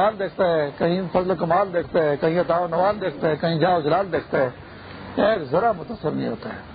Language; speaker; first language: Urdu; non-native, local second language; Pashto